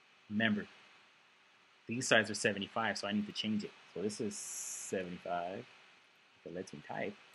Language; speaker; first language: English; early bilingual, other home language; Spanish